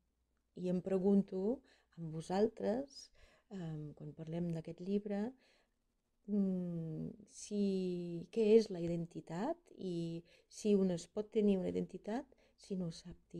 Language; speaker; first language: Catalan; non-native, fluent; German